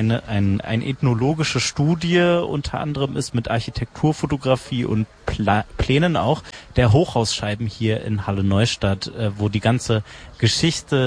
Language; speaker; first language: German; native; German